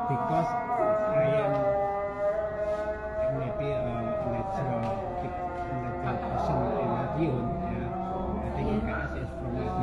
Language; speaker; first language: English; non-native, learner; Indonesian